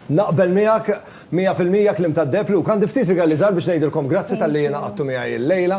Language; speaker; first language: Maltese; native; Maltese